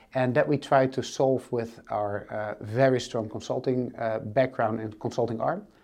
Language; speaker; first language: English; non-native, fluent; Dutch